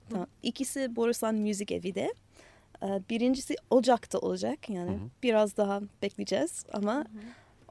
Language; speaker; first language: Turkish; non-native, fluent; English